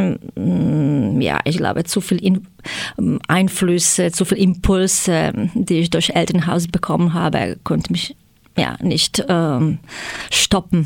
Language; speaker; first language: German; non-native, fluent; Croatian